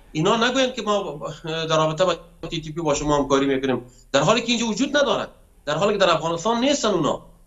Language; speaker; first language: Persian; non-native, local second language; Pashto